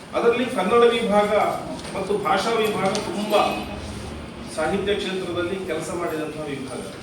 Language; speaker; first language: Kannada; native; Kannada